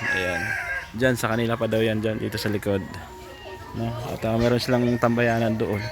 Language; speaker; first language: Filipino; non-native, local second language; Hiligaynon